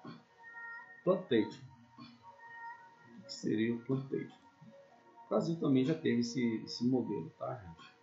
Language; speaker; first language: Portuguese; native; Portuguese